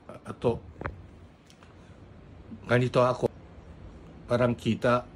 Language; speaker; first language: Filipino; non-native, learner; Japanese